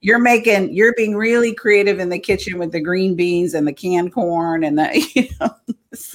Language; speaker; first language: English; native; English